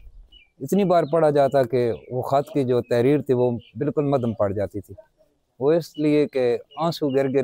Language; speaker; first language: Hindi; non-native, local second language; Punjabi